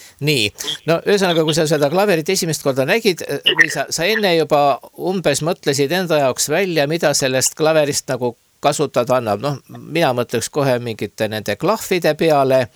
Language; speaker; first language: Estonian; native; Estonian